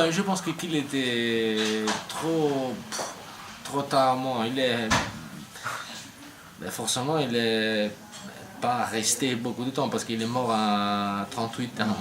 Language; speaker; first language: French; non-native, learner; Italian